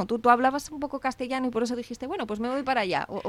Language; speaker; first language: Spanish; native; Spanish